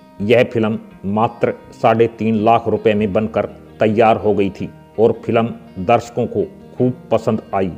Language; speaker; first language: Hindi; native; Hindi